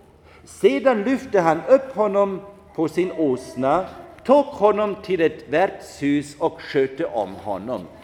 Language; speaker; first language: Swedish; non-native, fluent; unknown